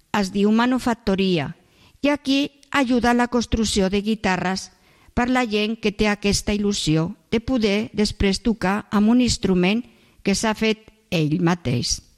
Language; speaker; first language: Catalan; non-native, local second language; Spanish